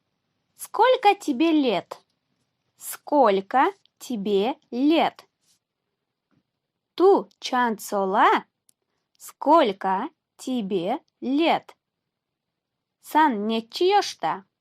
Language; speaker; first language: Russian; non-native, fluent; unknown